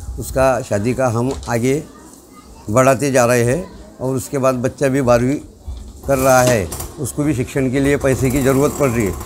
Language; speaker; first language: Hindi; non-native, local second language; Urdu